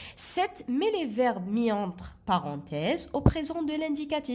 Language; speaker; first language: French; non-native, local second language; Arabic